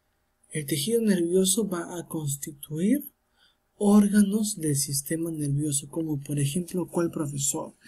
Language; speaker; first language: Spanish; native; Spanish